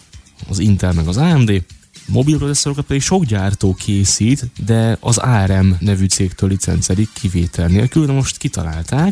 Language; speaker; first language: Hungarian; native; Hungarian